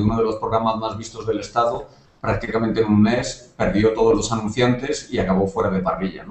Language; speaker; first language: Spanish; native; Spanish